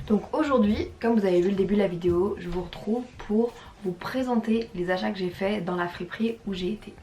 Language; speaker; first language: French; native; French